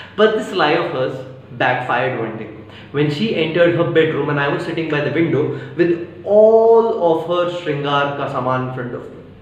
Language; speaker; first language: English; non-native, local second language; Maithili